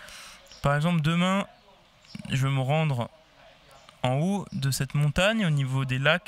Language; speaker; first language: French; native; French